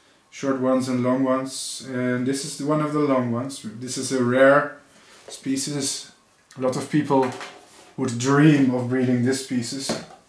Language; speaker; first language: English; non-native, fluent; Dutch